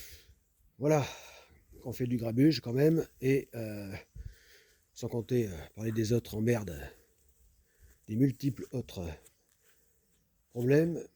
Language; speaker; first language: French; native; French